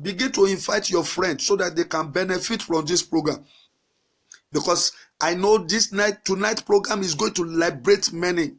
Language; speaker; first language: English; non-native, local second language; Yoruba